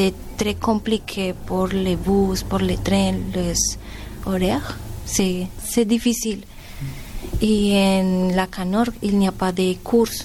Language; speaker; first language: French; non-native, learner; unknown